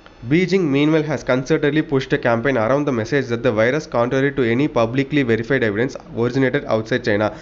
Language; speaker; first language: English; non-native, local second language; Tamil